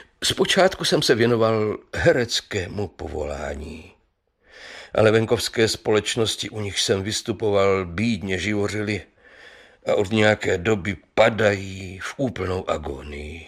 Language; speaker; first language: Czech; native; Czech